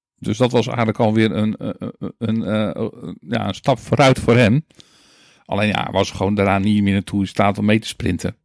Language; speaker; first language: Dutch; native; Dutch